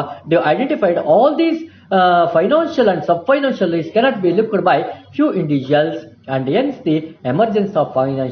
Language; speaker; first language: English; non-native, local second language; Kannada